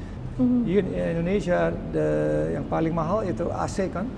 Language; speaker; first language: Indonesian; early bilingual, heritage; Dutch